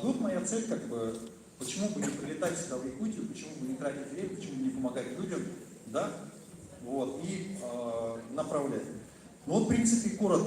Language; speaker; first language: Russian; native; Russian